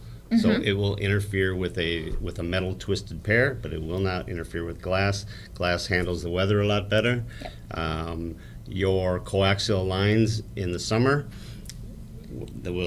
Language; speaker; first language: English; native; English